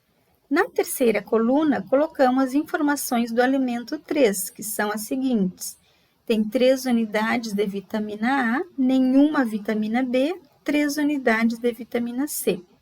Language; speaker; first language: Portuguese; native; Portuguese